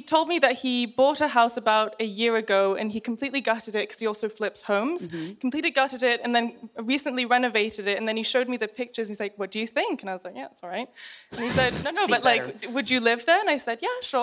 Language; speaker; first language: English; native; English